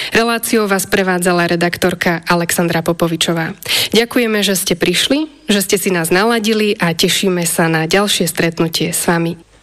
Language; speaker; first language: Slovak; native; Slovak